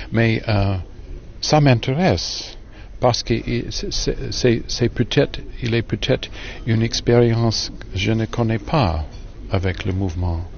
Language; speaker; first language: French; non-native, fluent; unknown